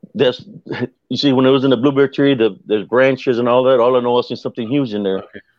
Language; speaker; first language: English; native; English